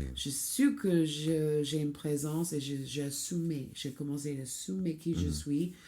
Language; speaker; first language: French; non-native, fluent; English